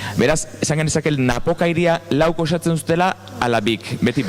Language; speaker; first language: Basque; native; Basque